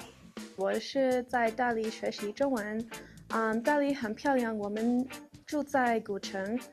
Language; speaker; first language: Chinese; non-native, learner; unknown